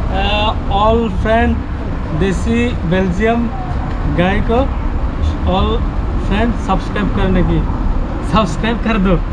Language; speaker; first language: Hindi; non-native, learner; Bangla